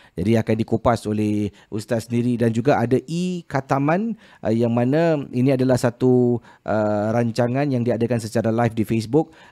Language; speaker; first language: Malay; native; Malay